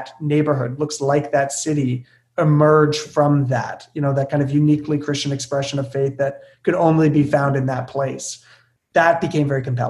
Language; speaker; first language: English; native; English